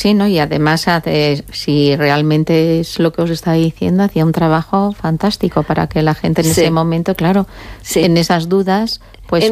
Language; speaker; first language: Spanish; native; Spanish